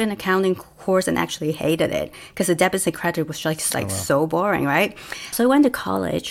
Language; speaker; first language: English; non-native, local second language; Cantonese